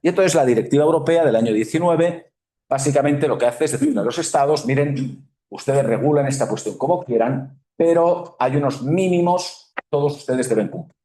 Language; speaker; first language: Spanish; native; Spanish